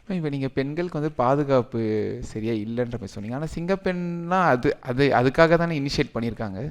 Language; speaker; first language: Tamil; native; Tamil